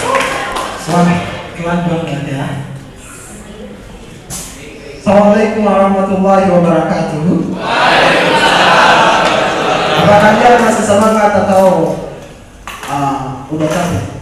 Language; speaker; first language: Indonesian; non-native, fluent; Ganda